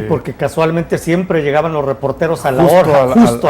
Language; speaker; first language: Spanish; native; Spanish